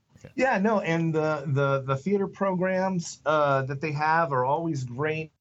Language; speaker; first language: English; native; English